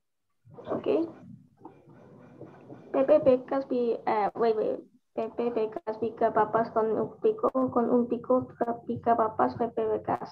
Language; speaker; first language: Spanish; non-native, learner; Indonesian